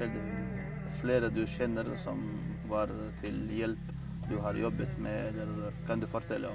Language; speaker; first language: Norwegian; non-native, fluent; Chechen